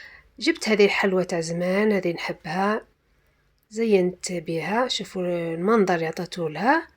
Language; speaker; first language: Arabic; native; Arabic